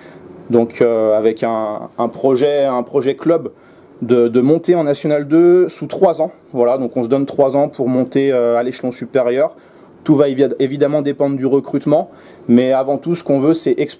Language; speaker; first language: French; native; French